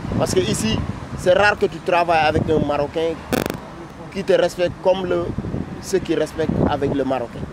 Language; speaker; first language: French; non-native, local second language; Wolof